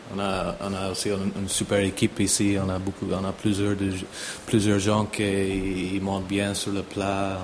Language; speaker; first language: French; non-native, learner; English